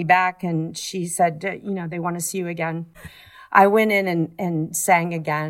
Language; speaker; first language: English; native; English